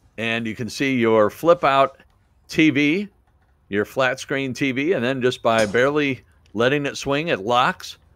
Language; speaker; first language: English; native; English